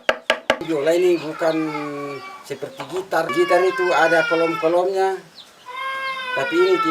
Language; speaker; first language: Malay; non-native, local second language; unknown